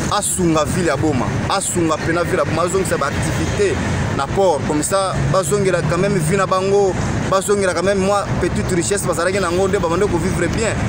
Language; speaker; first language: Lingala; non-native, local second language; Kongo